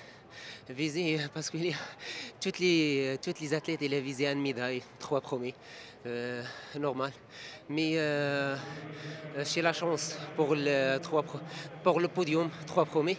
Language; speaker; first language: French; non-native, learner; Arabic